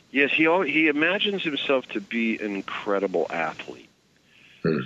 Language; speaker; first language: English; native; English